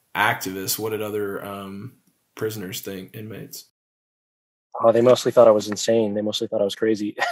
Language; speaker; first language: English; native; English